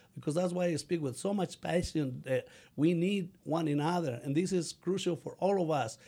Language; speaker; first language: English; non-native, fluent; Spanish